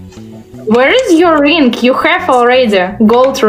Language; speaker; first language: English; non-native, learner; Russian